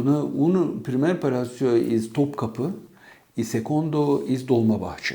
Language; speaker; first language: Spanish; non-native, fluent; Turkish